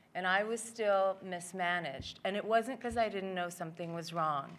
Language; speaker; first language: English; native; English